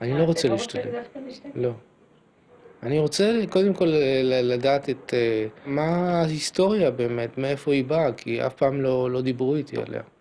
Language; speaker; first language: Hebrew; native; Hebrew